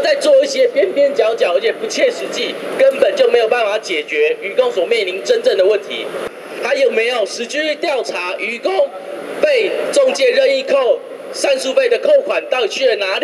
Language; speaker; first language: Chinese; native; Chinese